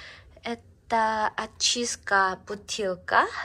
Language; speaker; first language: Russian; non-native, learner; Korean